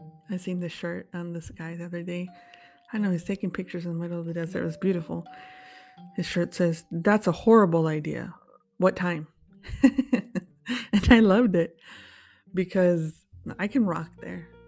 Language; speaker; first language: English; early bilingual, other home language; Spanish